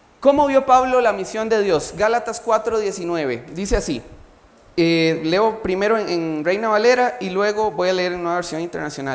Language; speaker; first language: Spanish; native; Spanish